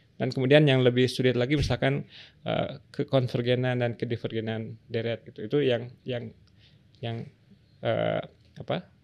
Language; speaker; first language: Indonesian; native; Indonesian